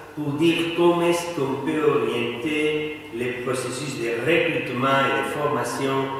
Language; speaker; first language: French; non-native, fluent; Spanish